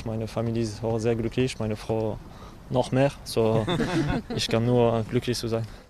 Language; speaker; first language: German; non-native, learner; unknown